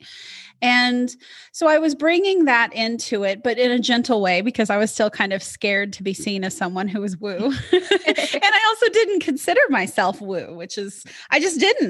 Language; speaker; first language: English; native; English